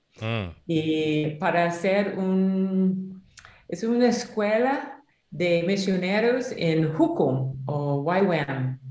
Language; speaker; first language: Spanish; non-native, learner; English